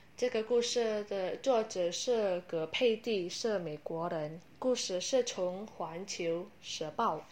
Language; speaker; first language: Chinese; non-native, learner; Indonesian